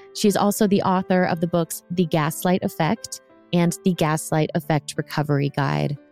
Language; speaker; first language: English; native; English